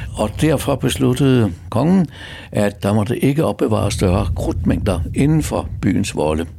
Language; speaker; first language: Danish; native; Danish